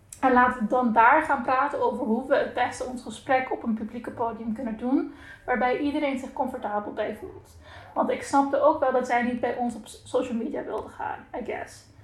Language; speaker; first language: Dutch; non-native, local second language; Papiamento